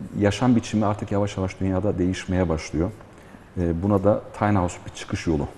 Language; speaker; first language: Turkish; early bilingual, heritage; Turkish